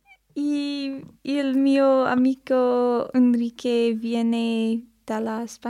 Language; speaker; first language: Italian; non-native, learner; English